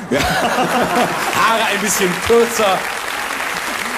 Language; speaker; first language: German; native; German